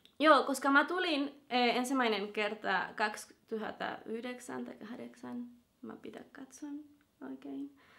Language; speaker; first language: Finnish; non-native, learner; Spanish